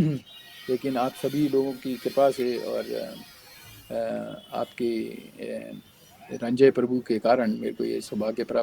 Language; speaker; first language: Hindi; native; Hindi